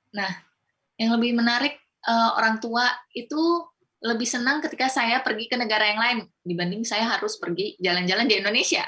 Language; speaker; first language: Indonesian; non-native, local second language; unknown